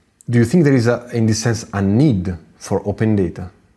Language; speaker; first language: English; non-native, fluent; Italian